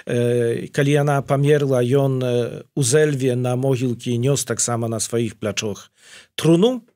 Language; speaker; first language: Polish; non-native, learner; Belarusian